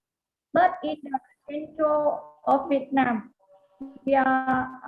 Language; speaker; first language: English; non-native, learner; Vietnamese